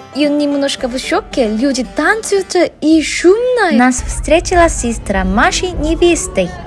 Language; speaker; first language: Russian; non-native, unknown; Korean